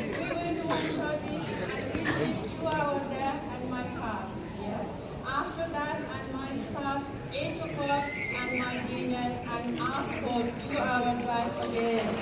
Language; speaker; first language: English; non-native, learner; Nepali